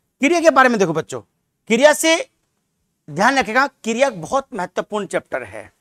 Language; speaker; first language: Hindi; native; Hindi